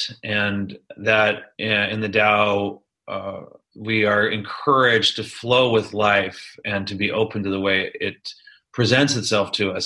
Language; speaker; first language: English; native; English